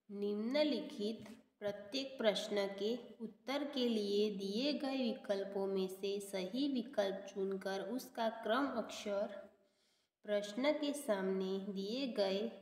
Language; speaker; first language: Hindi; non-native, local second language; Gujarati